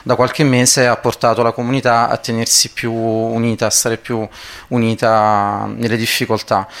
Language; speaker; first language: Italian; native; Italian